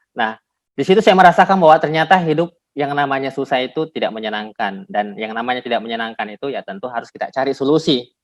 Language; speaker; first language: Indonesian; non-native, local second language; Buginese